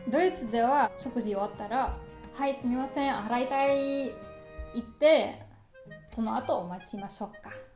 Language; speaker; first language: Japanese; non-native, learner; German